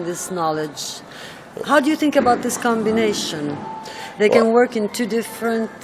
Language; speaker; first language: English; non-native, fluent; Italian